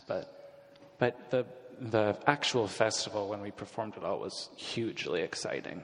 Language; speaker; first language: English; native; English